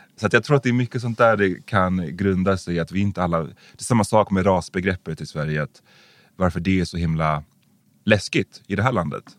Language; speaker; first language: Swedish; early bilingual, other home language; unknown